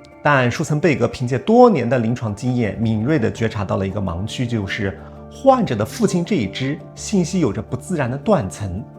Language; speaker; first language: Chinese; native; Chinese